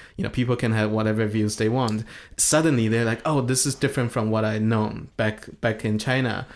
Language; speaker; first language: English; non-native, fluent; Chinese